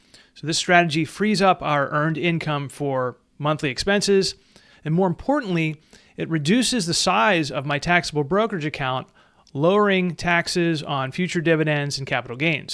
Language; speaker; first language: English; native; English